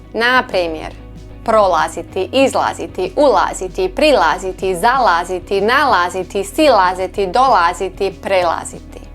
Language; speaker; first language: Croatian; non-native, learner; English